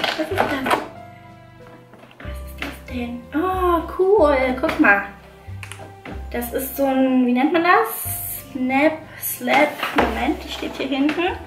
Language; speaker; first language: German; native; German